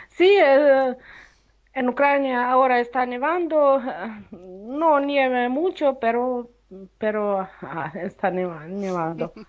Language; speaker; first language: Spanish; non-native, learner; Ukrainian